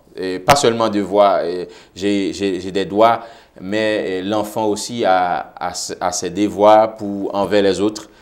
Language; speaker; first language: French; non-native, local second language; Haitian Creole